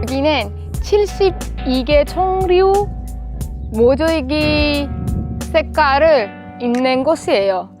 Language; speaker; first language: Korean; non-native, learner; Persian